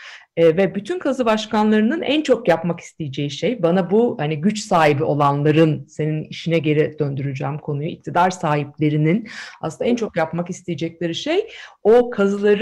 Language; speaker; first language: Turkish; native; Turkish